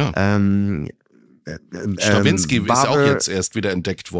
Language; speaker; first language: German; native; German